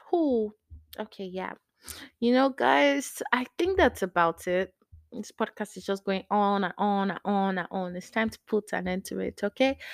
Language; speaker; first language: English; non-native, local second language; Yoruba